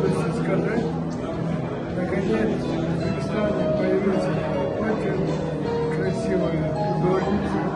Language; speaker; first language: Russian; non-native, local second language; Uzbek